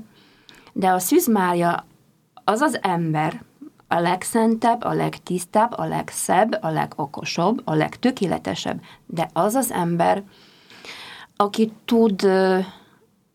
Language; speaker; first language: Hungarian; non-native, fluent; Polish